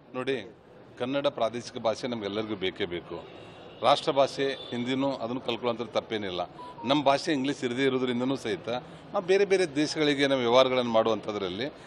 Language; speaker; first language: Kannada; native; Kannada